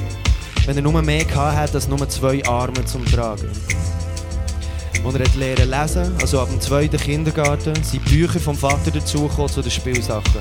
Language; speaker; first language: German; native; German